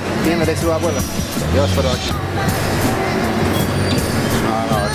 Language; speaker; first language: Spanish; non-native, learner; English